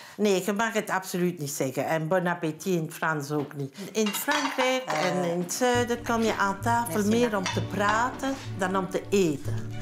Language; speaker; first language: Dutch; non-native, local second language; French